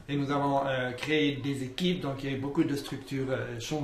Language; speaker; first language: French; native; French